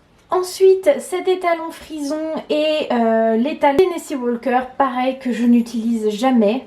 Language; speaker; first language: French; native; French